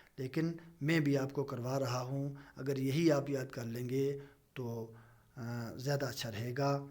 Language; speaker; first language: Urdu; non-native, local second language; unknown